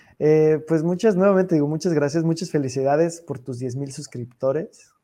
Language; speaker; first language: Spanish; native; Spanish